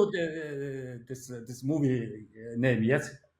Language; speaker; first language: English; non-native, learner; Mongolian